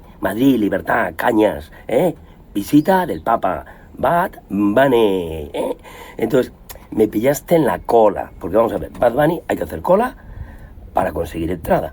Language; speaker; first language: Spanish; native; Spanish